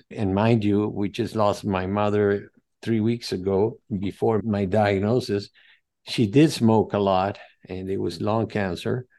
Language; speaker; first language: English; non-native, fluent; Spanish